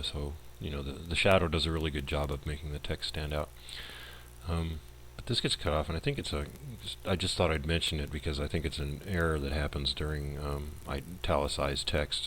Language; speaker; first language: English; native; English